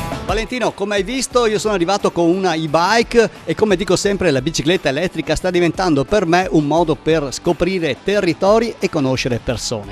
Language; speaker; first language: Italian; native; Italian